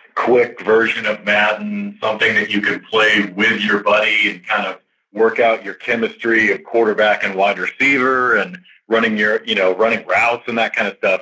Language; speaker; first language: English; native; English